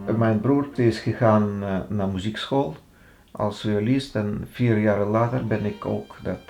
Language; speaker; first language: Dutch; non-native, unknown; Russian